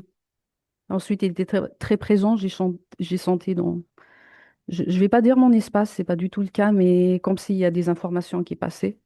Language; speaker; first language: French; native; French